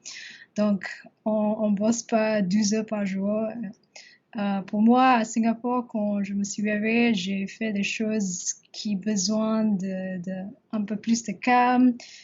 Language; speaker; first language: French; non-native, learner; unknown